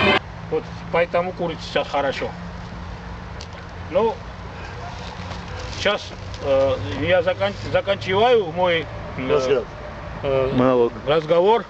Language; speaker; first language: Russian; non-native, learner; Georgian